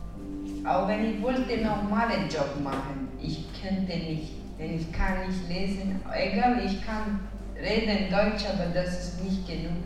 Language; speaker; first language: German; non-native, learner; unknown